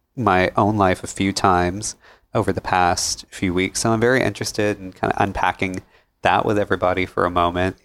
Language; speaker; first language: English; native; English